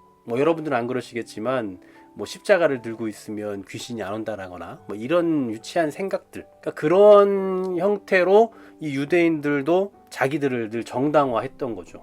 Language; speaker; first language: Korean; native; Korean